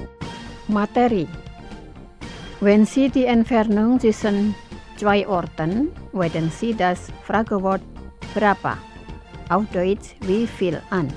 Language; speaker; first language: German; non-native, fluent; Indonesian